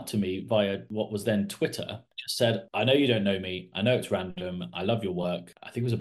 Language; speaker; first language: English; native; English